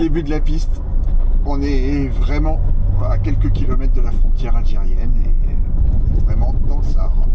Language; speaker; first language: French; native; French